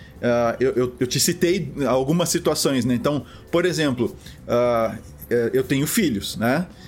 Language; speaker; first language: Portuguese; native; Portuguese